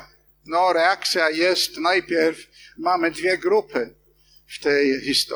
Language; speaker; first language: Polish; non-native, fluent; English